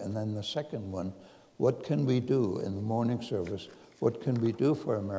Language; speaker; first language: English; non-native, fluent; German